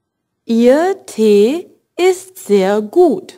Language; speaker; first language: German; non-native, fluent; English